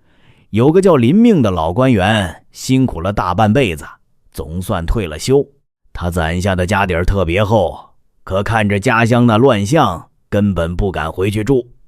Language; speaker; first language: Chinese; native; Chinese